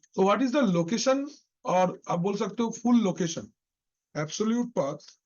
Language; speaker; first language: Hindi; non-native, local second language; Bangla